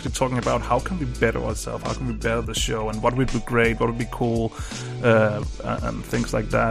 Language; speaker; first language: English; non-native, fluent; Danish